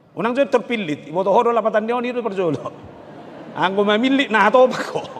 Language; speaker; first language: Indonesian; non-native, local second language; Batak Toba